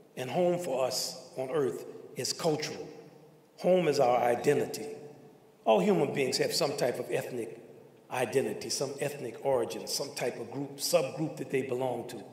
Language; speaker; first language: English; native; English